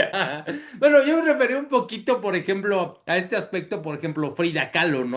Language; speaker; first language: Spanish; native; Spanish